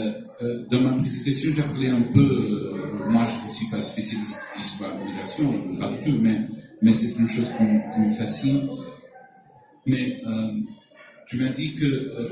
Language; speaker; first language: French; non-native, fluent; Portuguese